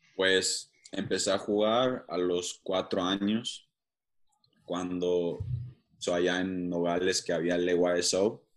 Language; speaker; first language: Spanish; early bilingual, heritage; Spanish